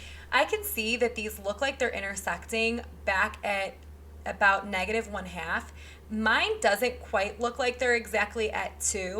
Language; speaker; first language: English; native; English